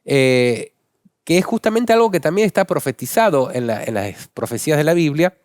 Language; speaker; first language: Spanish; native; Spanish